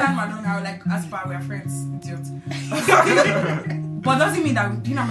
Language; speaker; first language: English; non-native, local second language; Igbo